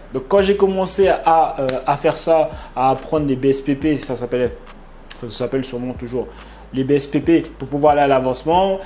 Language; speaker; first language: French; native; French